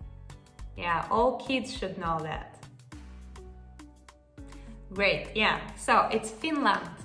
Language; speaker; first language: English; non-native, fluent; Russian